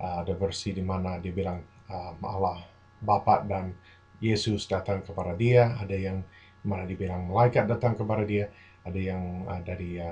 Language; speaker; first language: Indonesian; non-native, fluent; English